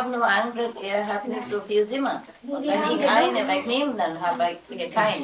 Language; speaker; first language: German; non-native, learner; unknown